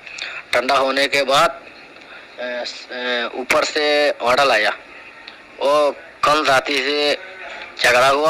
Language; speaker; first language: Hindi; non-native, learner; Rohingya